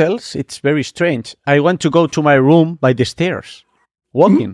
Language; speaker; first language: English; non-native, fluent; Spanish